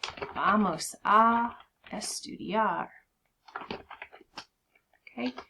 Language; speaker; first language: Spanish; non-native, fluent; English